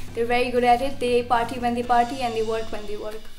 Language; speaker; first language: English; non-native, local second language; Bangla